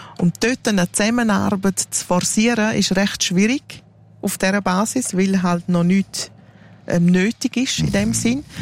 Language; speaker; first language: German; non-native, local second language; Romansh